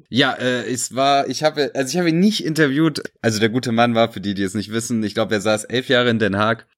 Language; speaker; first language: German; early bilingual, other home language; Serbian